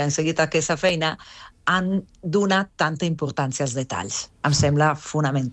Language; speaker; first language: Catalan; non-native, fluent; Italian